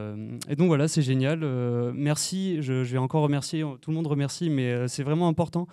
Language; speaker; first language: French; native; French